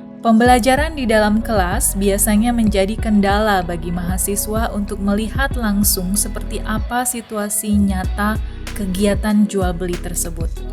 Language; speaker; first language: Indonesian; native; Indonesian